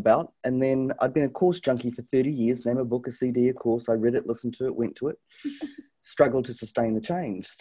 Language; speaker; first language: English; native; English